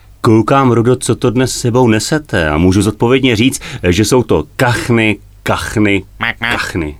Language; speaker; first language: Czech; native; Czech